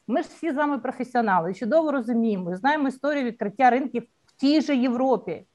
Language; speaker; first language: Ukrainian; native; Ukrainian